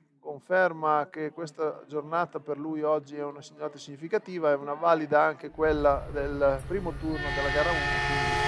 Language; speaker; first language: Italian; native; Italian